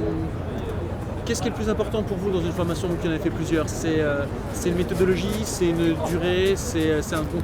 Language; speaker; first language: French; native; French